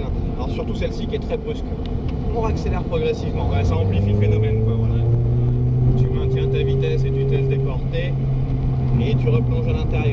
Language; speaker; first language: French; native; French